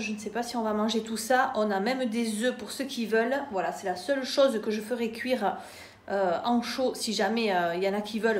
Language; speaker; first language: French; native; French